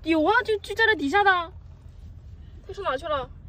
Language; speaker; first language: Chinese; native; Chinese